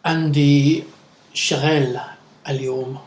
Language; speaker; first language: Arabic; non-native, learner; English